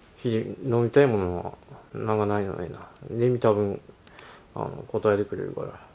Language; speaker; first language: Japanese; native; Japanese